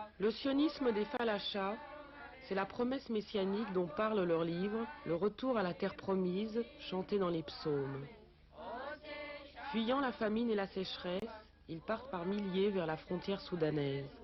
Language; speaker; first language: French; native; French